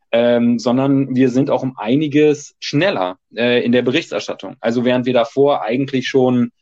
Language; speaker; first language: German; native; German